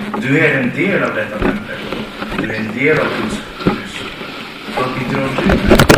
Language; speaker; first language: Swedish; non-native, fluent; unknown